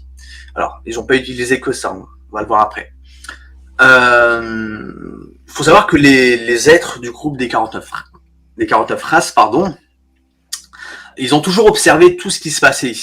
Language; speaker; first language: French; native; French